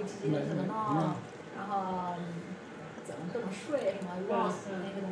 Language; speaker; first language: Chinese; native; Chinese